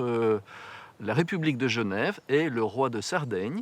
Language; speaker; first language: French; non-native, fluent; Ukrainian